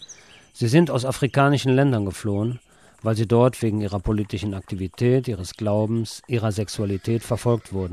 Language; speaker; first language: German; native; German